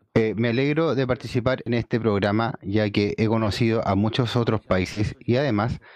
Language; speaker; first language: Spanish; non-native, fluent; Chinese